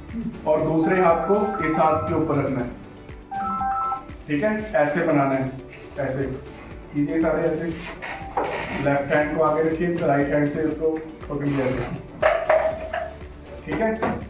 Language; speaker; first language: Hindi; native; Hindi